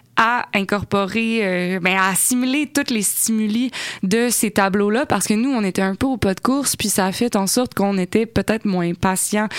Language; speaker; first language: French; native; French